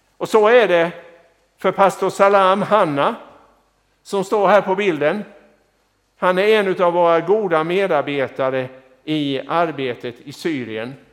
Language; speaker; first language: Swedish; native; Swedish